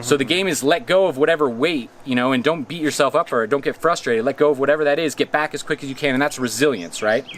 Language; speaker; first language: English; native; English